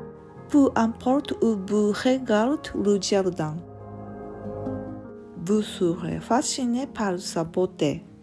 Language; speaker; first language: French; non-native, learner; Japanese